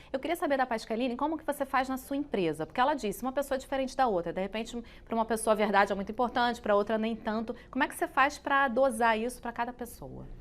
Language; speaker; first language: Portuguese; native; Portuguese